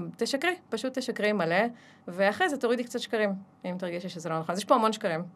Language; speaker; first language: Hebrew; early bilingual, other home language; Russian